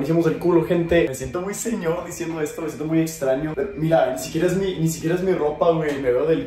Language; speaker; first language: Spanish; native; Spanish